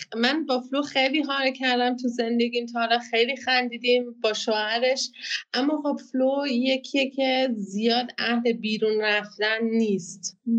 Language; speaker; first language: Persian; early bilingual, heritage; Persian